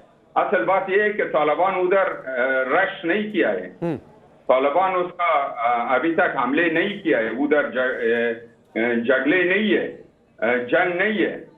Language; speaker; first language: Hindi; non-native, learner; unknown